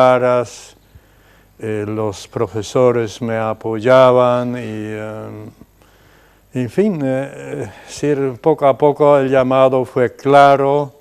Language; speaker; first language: Spanish; non-native, local second language; Plautdietsch